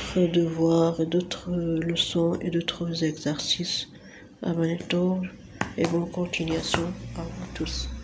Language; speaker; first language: French; non-native, local second language; Arabic